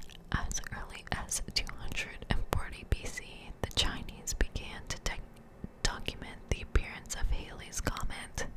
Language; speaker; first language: English; native; English